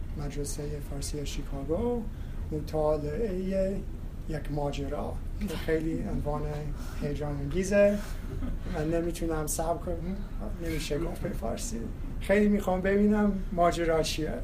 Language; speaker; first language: Persian; non-native, fluent; English